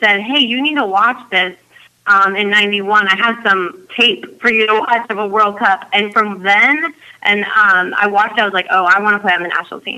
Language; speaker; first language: English; native; English